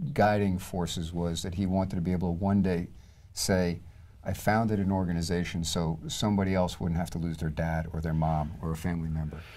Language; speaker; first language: English; native; English